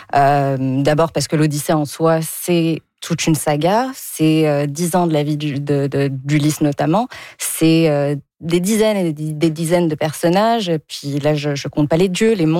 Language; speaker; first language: French; native; French